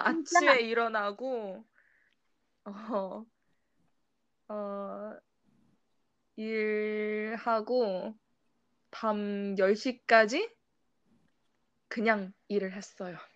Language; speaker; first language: Korean; non-native, fluent; English